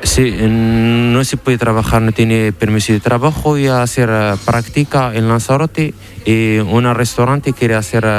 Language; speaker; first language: Spanish; non-native, learner; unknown